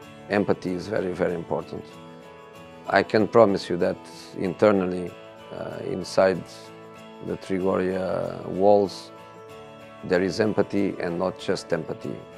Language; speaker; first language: English; non-native, fluent; Portuguese